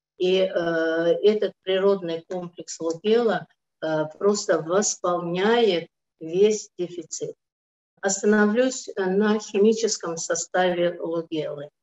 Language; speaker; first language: Russian; non-native, local second language; Azerbaijani